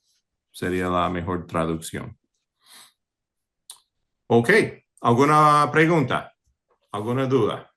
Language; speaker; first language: Spanish; non-native, fluent; English